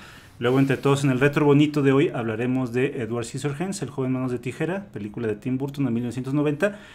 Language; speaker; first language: Spanish; native; Spanish